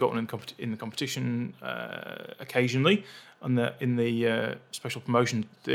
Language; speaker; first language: English; native; English